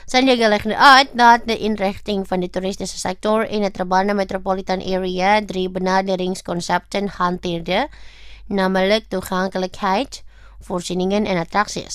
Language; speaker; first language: Dutch; non-native, learner; Indonesian